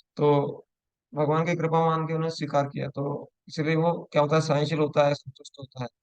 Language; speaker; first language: Hindi; non-native, local second language; Marathi